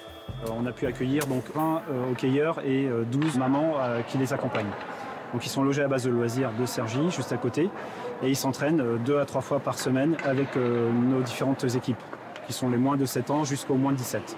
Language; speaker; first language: French; native; French